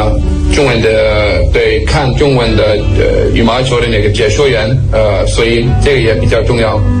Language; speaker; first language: Chinese; non-native, fluent; Danish